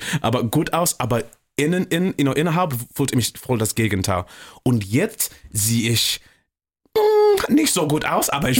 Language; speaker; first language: German; non-native, fluent; English